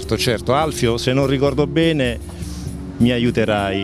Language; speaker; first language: Italian; native; Italian